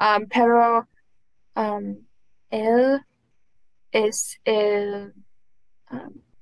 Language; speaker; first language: Spanish; non-native, learner; English